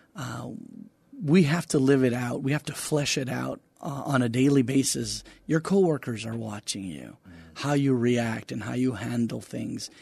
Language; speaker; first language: English; native; English